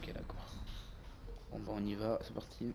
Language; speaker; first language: French; native; French